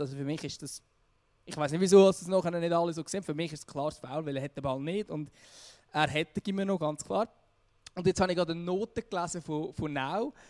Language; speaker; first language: German; native; German